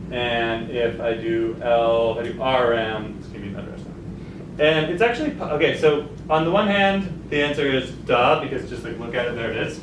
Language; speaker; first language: English; native; English